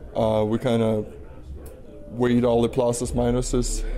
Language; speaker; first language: English; non-native, fluent; Russian